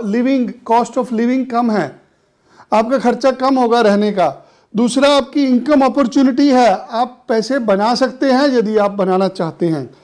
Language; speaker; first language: Hindi; non-native, local second language; Punjabi